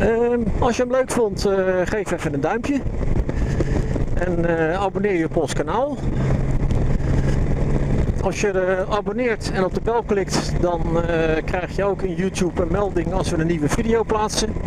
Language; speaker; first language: Dutch; native; Dutch